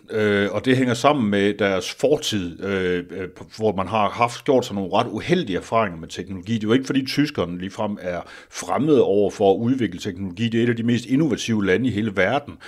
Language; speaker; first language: Danish; native; Danish